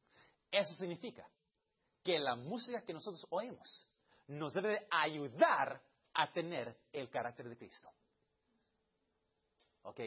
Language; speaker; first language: Spanish; early bilingual, heritage; Spanish